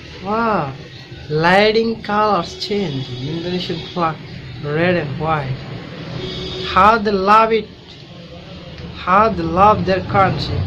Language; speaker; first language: English; non-native, learner; Bangla